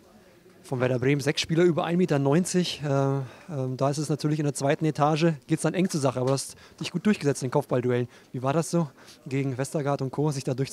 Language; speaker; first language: German; native; German